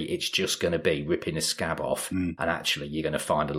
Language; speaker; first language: English; native; English